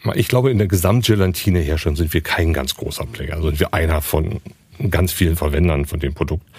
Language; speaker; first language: German; native; German